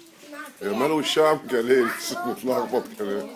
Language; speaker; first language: Danish; non-native, fluent; Arabic